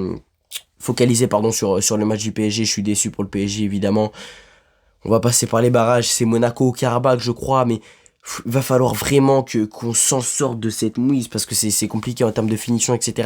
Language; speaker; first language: French; native; French